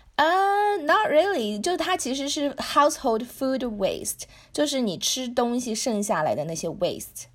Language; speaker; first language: Chinese; native; Chinese